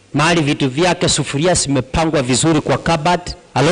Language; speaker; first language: Swahili; non-native, local second language; Gusii